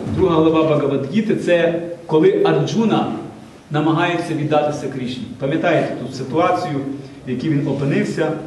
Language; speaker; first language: Ukrainian; non-native, local second language; Russian